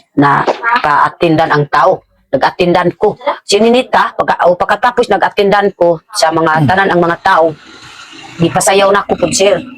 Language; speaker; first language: Cebuano; non-native, local second language; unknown